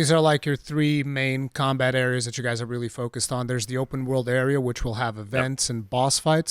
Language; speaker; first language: English; native; English